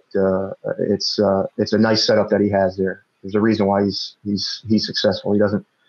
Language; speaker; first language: English; native; English